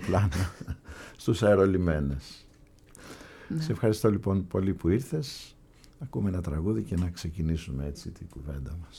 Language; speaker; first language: Greek; native; Greek